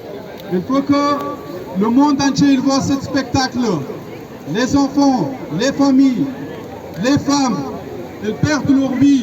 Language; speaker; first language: French; non-native, fluent; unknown